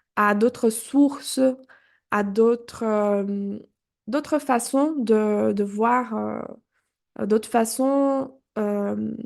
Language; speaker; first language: French; non-native, fluent; Portuguese